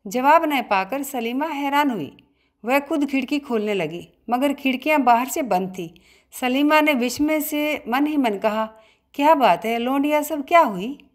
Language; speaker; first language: Hindi; native; Hindi